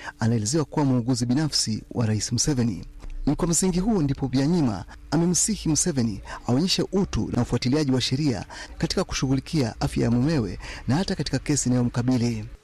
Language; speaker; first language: Swahili; non-native, local second language; Ganda